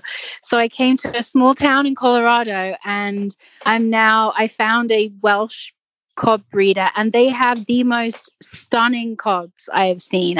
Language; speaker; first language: English; native; English